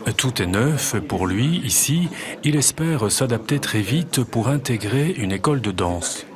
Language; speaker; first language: French; native; French